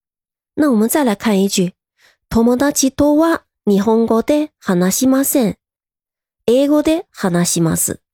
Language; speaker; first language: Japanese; non-native, fluent; Chinese